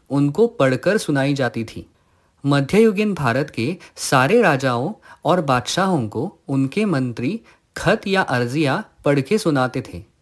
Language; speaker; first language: Hindi; non-native, local second language; Marathi